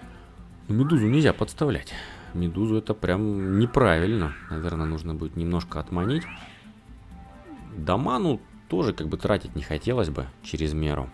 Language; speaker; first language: Russian; native; Russian